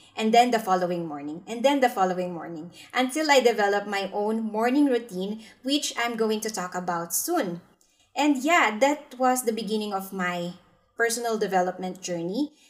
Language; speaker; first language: English; non-native, local second language; Filipino